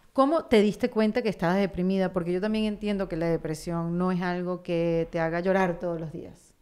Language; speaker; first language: Spanish; native; Spanish